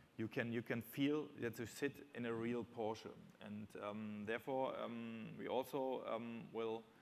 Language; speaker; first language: English; non-native, fluent; German